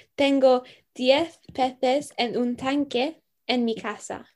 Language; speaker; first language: Spanish; non-native, learner; English